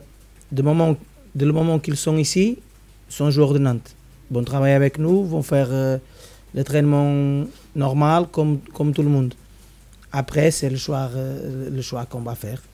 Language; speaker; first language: French; non-native, fluent; Spanish